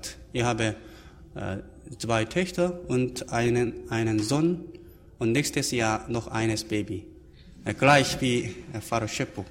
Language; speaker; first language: German; non-native, fluent; Korean